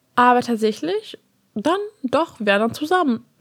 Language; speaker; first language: German; non-native, fluent; Hungarian